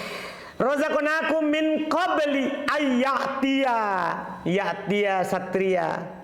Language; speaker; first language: Arabic; non-native, fluent; Indonesian